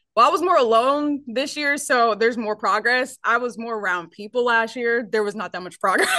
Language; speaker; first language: English; native; English